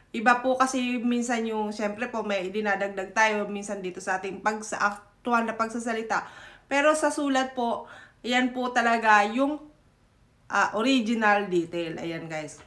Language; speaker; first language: Filipino; native; Filipino